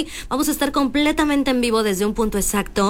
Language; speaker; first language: Spanish; native; Spanish